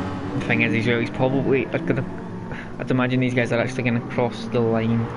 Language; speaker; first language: English; native; English